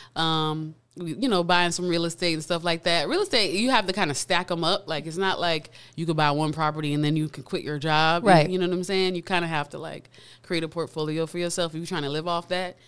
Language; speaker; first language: English; native; English